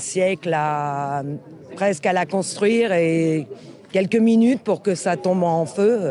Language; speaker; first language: French; native; French